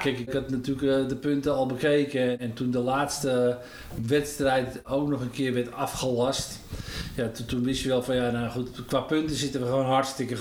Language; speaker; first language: Dutch; native; Dutch